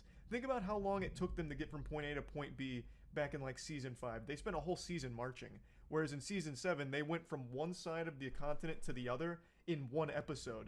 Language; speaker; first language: English; native; English